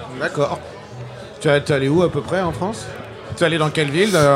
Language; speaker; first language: French; native; French